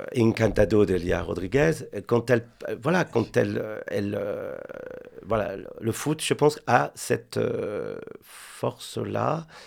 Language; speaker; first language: French; non-native, fluent; Spanish